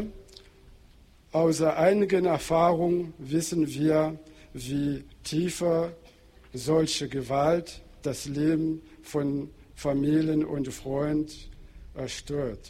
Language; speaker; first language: German; non-native, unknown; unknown